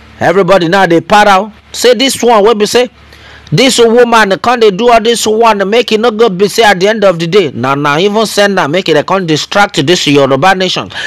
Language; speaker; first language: Nigerian Pidgin; non-native, local second language; Yoruba